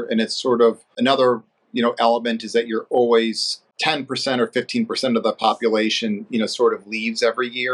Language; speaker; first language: English; native; English